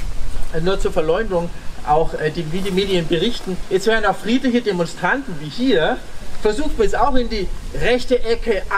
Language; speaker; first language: German; native; German